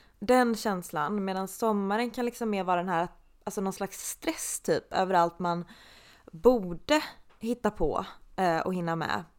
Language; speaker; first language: Swedish; native; Swedish